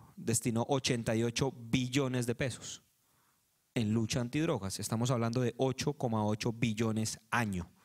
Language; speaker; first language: Spanish; native; Spanish